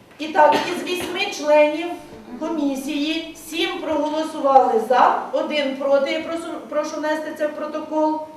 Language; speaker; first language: Ukrainian; native; Ukrainian